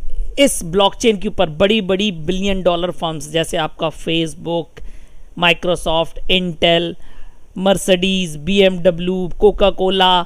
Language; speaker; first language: Hindi; native; Hindi